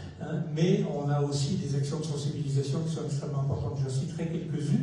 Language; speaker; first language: French; native; French